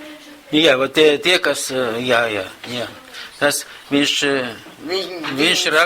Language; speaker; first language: Latvian; non-native, local second language; Russian